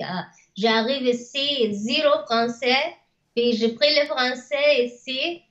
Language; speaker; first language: French; non-native, learner; Arabic